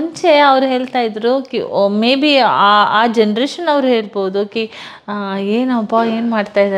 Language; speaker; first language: Kannada; non-native, local second language; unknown